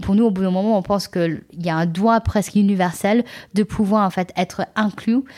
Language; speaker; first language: French; non-native, fluent; English